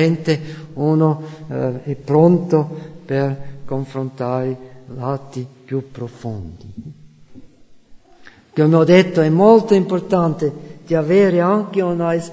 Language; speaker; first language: Italian; non-native, fluent; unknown